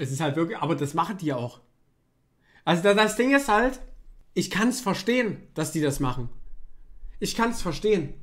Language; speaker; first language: German; native; German